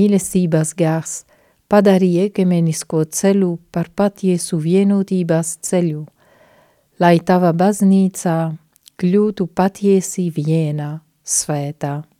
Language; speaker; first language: Latvian; non-native, fluent; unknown